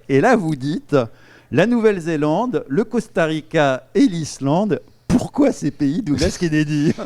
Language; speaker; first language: French; native; French